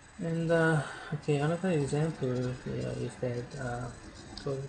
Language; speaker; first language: English; non-native, learner; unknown